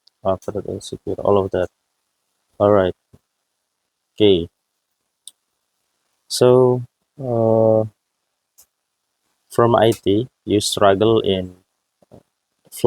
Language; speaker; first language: English; non-native, fluent; Indonesian